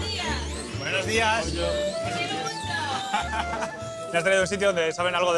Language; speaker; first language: Spanish; native; Spanish